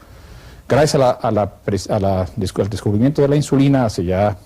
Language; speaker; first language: Spanish; native; Spanish